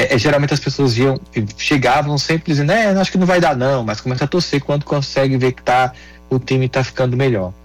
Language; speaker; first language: Portuguese; native; Portuguese